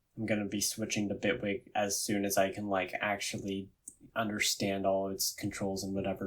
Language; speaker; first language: English; native; English